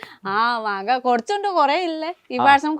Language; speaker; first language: Malayalam; non-native, learner; Nepali